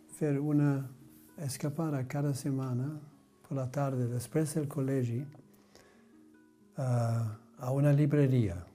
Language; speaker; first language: Catalan; non-native, fluent; German